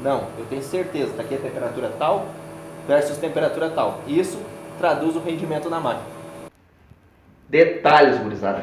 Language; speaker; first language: Portuguese; native; Portuguese